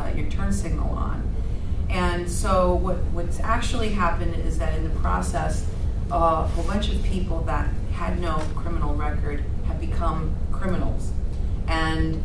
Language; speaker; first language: English; native; English